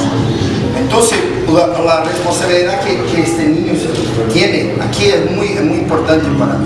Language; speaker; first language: Spanish; non-native, learner; Portuguese